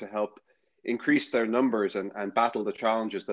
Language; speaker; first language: English; native; English